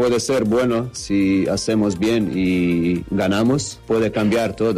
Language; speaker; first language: Spanish; non-native, fluent; Croatian